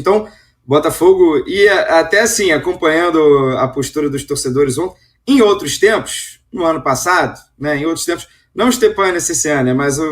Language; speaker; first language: Portuguese; native; Portuguese